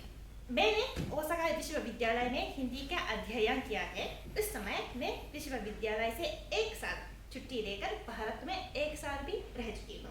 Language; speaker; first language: Hindi; non-native, fluent; Japanese